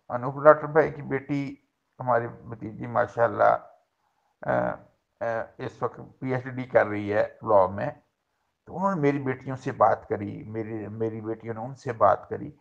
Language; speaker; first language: Urdu; non-native, local second language; Haryanvi